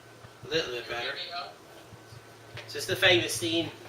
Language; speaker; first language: English; native; English